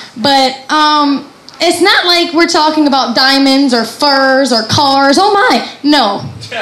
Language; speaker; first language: English; native; English